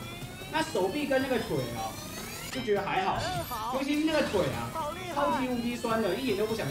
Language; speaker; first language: Chinese; native; Chinese